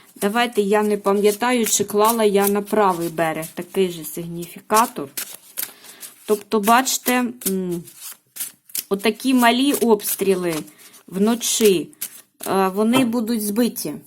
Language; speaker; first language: Ukrainian; native; Ukrainian